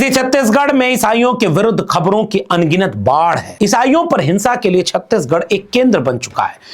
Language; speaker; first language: Hindi; native; Hindi